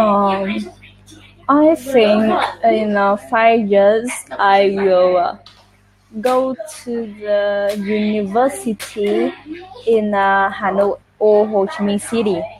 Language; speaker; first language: English; non-native, learner; Vietnamese